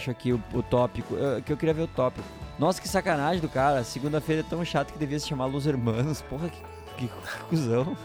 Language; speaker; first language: Portuguese; native; Portuguese